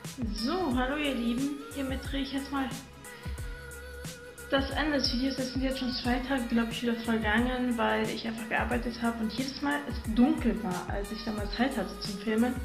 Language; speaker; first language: German; native; German